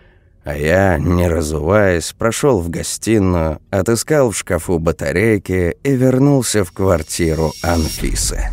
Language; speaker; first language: Russian; native; Russian